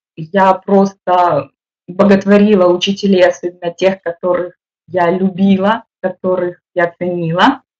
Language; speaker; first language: Russian; native; Russian